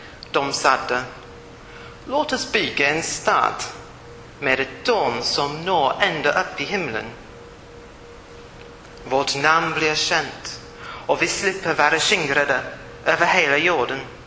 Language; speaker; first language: Swedish; non-native, fluent; English